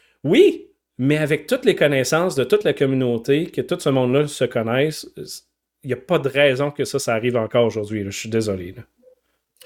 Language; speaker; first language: French; native; French